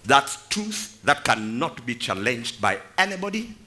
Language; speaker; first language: English; non-native, local second language; Swahili